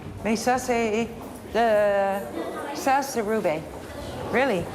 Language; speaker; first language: French; non-native, learner; English